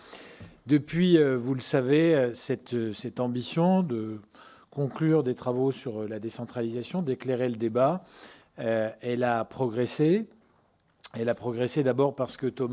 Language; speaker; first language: French; native; French